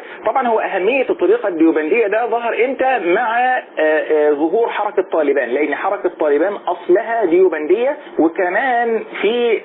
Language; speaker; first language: Arabic; native; Arabic